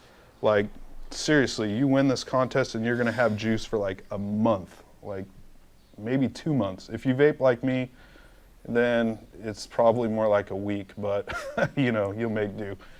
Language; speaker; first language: English; native; English